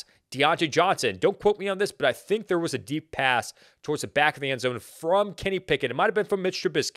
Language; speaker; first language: English; native; English